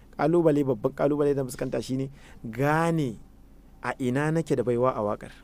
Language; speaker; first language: Hausa; non-native, local second language; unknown